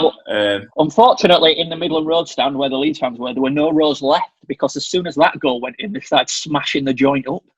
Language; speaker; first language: English; native; English